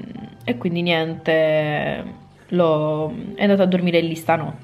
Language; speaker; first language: Italian; native; Italian